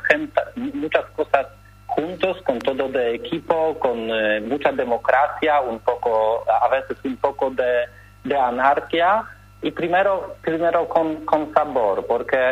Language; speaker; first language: Spanish; non-native, learner; Polish